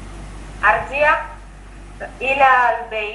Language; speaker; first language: Arabic; non-native, learner; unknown